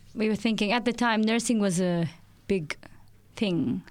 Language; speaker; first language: English; non-native, local second language; Filipino